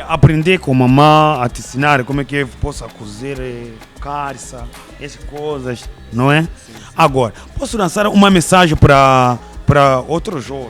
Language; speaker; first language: Portuguese; non-native, learner; Kinyarwanda